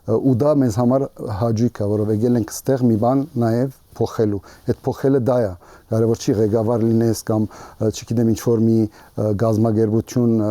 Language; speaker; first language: Armenian; early bilingual, heritage; Armenian